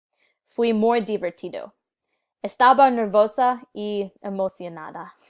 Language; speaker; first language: Spanish; non-native, learner; English